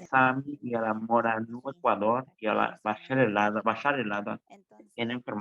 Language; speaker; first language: Portuguese; non-native, fluent; Spanish